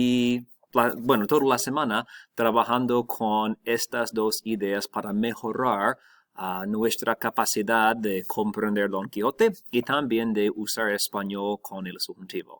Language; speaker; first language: Spanish; non-native, fluent; English